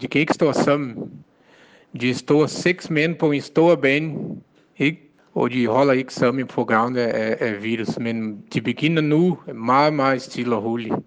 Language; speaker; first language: Danish; non-native, learner; Portuguese